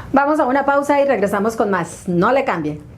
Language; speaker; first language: Spanish; native; Spanish